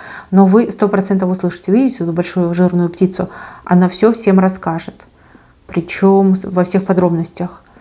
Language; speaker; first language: Russian; native; Russian